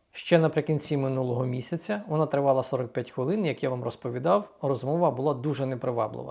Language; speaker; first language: Ukrainian; native; Ukrainian